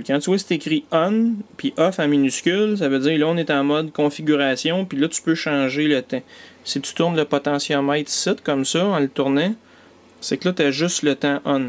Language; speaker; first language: French; native; French